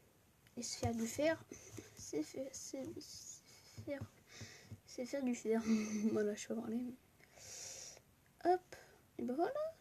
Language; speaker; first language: French; native; French